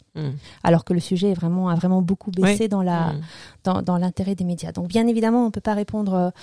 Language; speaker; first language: French; early bilingual, other home language; Russian